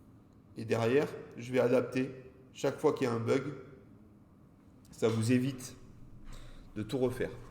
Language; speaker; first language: French; native; French